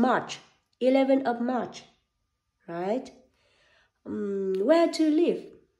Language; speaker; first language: English; non-native, learner; Vietnamese